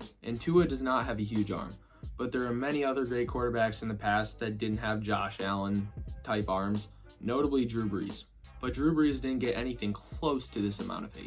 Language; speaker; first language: English; native; English